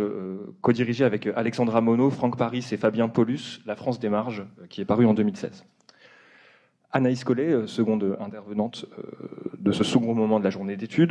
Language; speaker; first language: French; native; French